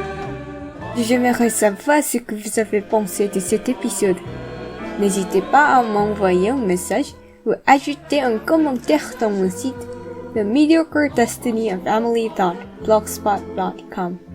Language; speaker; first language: French; non-native, fluent; Korean